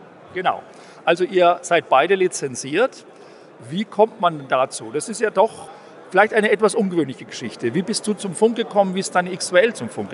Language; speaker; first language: German; native; German